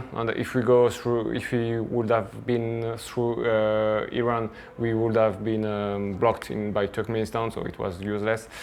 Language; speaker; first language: English; non-native, fluent; French